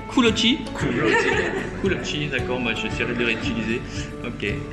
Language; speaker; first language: French; native; French